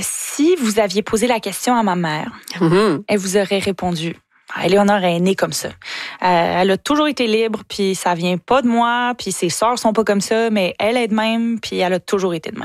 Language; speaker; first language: French; native; French